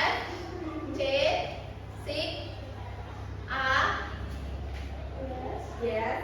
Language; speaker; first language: English; non-native, learner; Indonesian